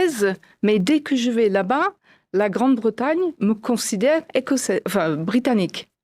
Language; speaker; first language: French; non-native, fluent; English